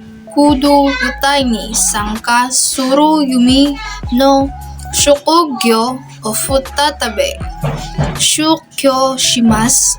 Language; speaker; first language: Japanese; non-native, learner; Filipino